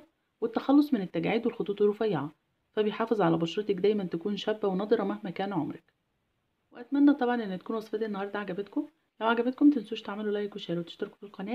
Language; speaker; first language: Arabic; native; Arabic